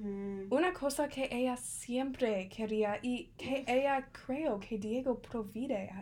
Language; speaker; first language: Spanish; non-native, learner; English